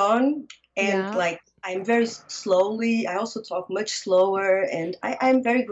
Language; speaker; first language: English; non-native, fluent; Portuguese